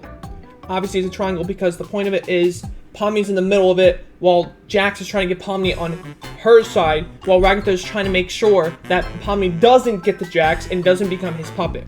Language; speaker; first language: English; native; English